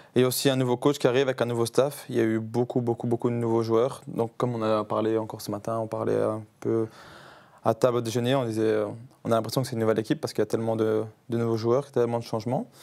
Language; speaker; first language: French; native; French